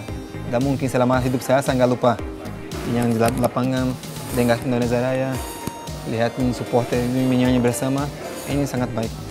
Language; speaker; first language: Indonesian; non-native, fluent; Portuguese